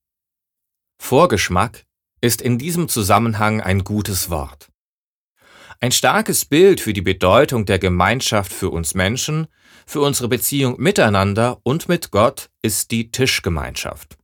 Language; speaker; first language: German; native; German